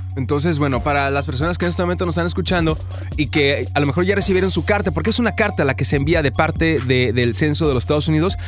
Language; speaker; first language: Spanish; native; Spanish